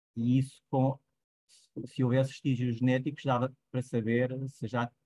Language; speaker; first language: Portuguese; native; Portuguese